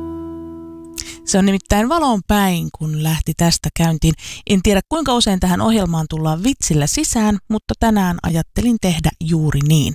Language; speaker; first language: Finnish; native; Finnish